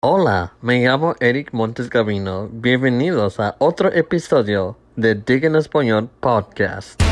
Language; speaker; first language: Spanish; early bilingual, heritage; Spanish